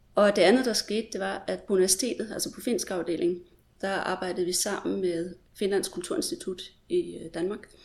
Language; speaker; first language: Danish; native; Danish